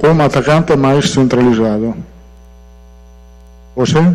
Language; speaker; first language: Portuguese; non-native, fluent; Italian